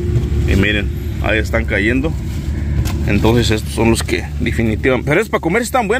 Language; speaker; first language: Spanish; native; Spanish